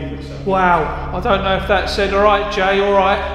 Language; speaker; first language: English; native; English